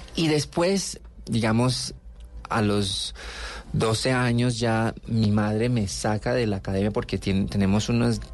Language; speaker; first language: Spanish; native; Spanish